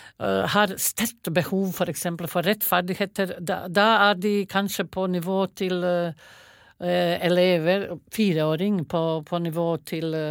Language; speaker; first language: Norwegian; non-native, fluent; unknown